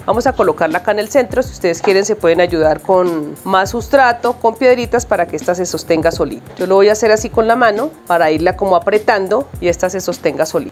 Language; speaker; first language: Spanish; native; Spanish